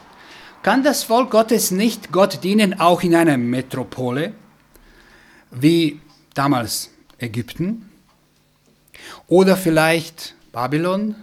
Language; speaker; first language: German; non-native, fluent; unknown